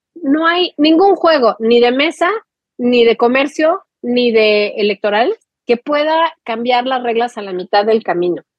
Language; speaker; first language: Spanish; native; Spanish